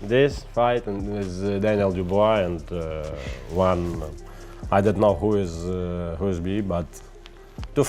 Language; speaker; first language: English; non-native, learner; Russian